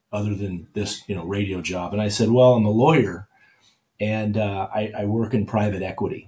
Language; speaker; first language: English; native; English